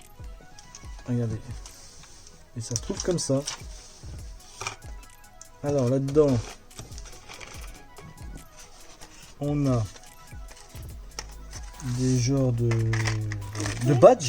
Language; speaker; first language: French; native; French